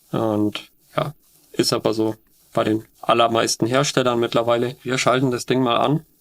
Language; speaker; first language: German; native; German